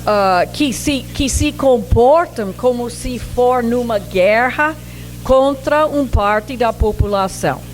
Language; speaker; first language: Portuguese; non-native, fluent; English